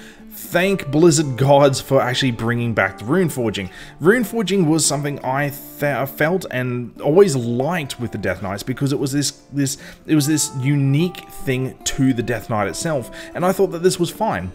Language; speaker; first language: English; native; English